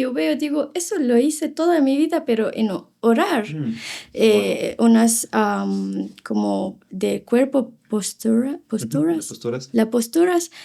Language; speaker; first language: Spanish; non-native, fluent; Arabic